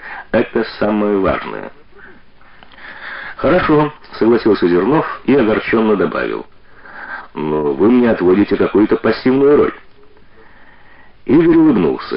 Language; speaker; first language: Russian; native; Russian